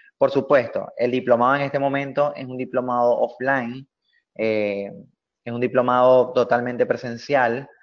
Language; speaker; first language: Spanish; native; Spanish